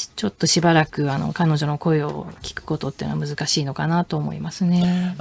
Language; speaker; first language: Japanese; native; Japanese